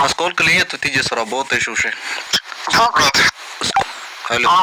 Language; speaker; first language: Russian; non-native, learner; Malayalam